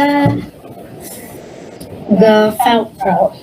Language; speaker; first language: German; non-native, learner; Indonesian